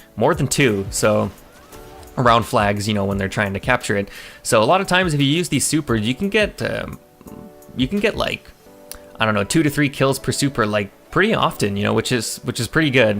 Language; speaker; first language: English; native; English